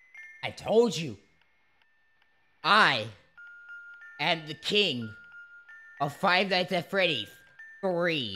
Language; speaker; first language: English; native; English